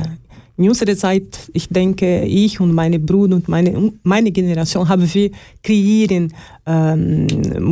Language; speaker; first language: German; non-native, learner; Portuguese